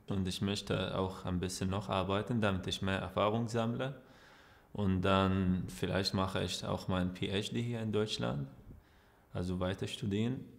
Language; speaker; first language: German; non-native, fluent; Arabic